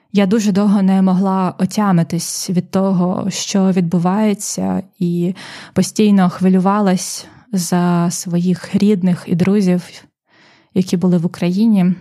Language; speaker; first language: Ukrainian; native; Ukrainian